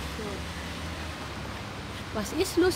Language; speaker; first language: German; non-native, learner; Filipino